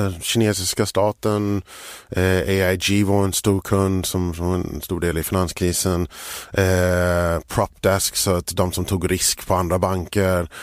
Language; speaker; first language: Swedish; early bilingual, other home language; English